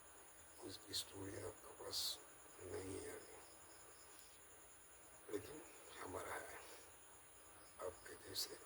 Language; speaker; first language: Hindi; non-native, local second language; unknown